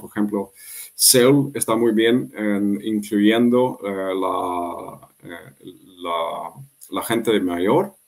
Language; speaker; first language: Spanish; non-native, fluent; Swedish